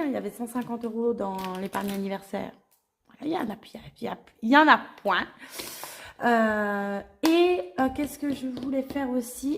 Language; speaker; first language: French; native; French